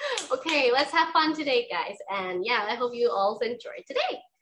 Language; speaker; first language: English; non-native, fluent; Thai